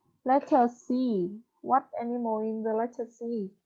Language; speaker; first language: English; non-native, fluent; Vietnamese